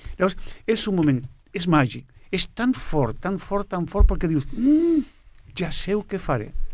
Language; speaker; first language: Catalan; non-native, fluent; Portuguese